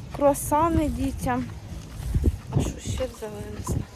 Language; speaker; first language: Ukrainian; native; Ukrainian